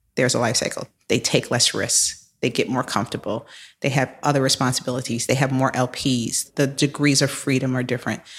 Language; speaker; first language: English; native; English